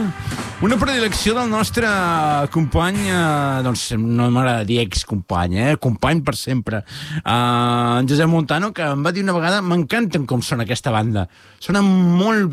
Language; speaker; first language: Catalan; native; Catalan